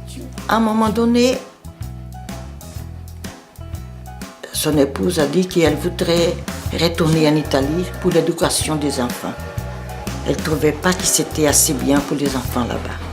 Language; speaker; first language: French; non-native, fluent; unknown